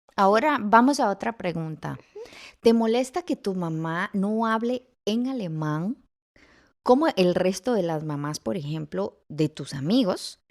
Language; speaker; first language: Spanish; native; Spanish